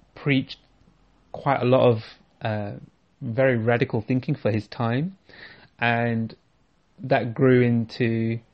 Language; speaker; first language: English; native; English